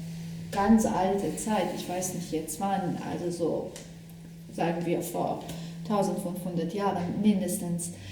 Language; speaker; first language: German; non-native, fluent; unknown